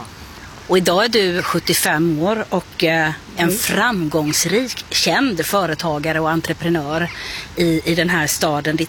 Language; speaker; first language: Swedish; native; Swedish